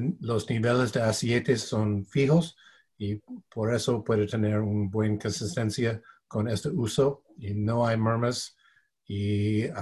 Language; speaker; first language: Spanish; non-native, fluent; English